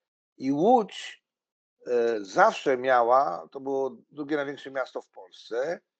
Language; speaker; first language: Polish; native; Polish